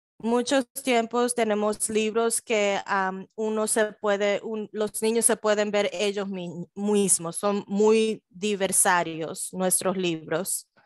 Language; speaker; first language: Spanish; early bilingual, heritage; Spanish